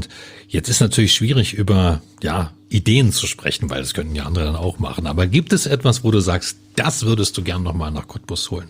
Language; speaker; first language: German; native; German